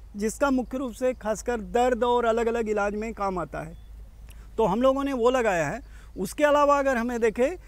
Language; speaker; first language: Hindi; native; Hindi